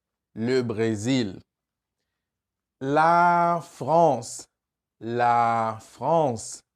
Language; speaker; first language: French; non-native, fluent; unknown